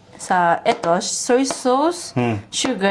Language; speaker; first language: Filipino; non-native, learner; Japanese